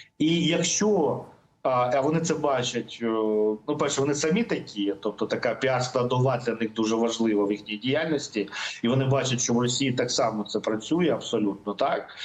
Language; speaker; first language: Ukrainian; non-native, local second language; Russian